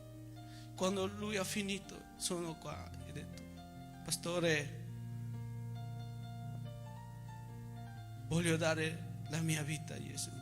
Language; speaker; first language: Italian; non-native, fluent; Spanish